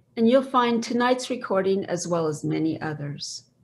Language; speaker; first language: English; native; English